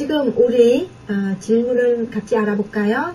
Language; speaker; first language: Korean; non-native, fluent; Vietnamese